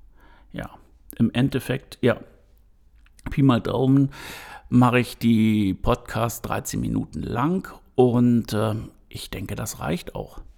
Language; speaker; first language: German; native; German